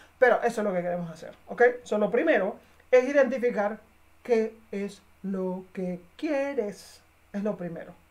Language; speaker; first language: Spanish; native; Spanish